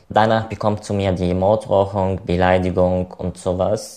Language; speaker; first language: German; non-native, learner; Arabic